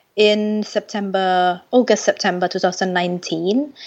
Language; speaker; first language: English; non-native, fluent; Indonesian